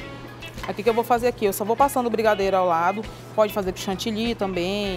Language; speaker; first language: Portuguese; native; Portuguese